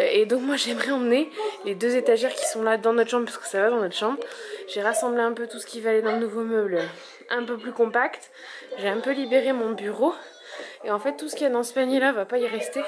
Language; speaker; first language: French; native; French